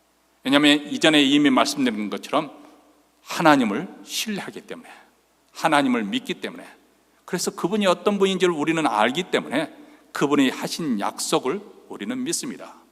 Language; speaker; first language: Korean; native; Korean